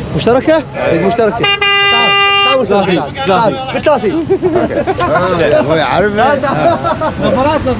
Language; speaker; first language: Arabic; native; Arabic